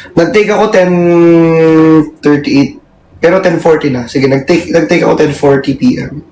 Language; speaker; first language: Filipino; native; Filipino